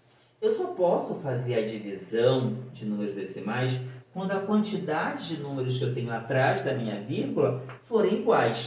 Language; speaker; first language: Portuguese; native; Portuguese